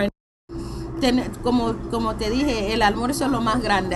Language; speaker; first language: Spanish; native; Spanish